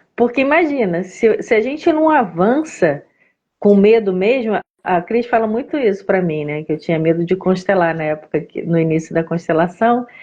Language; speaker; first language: Portuguese; native; Portuguese